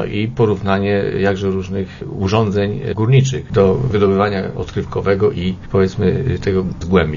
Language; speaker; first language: Polish; native; Polish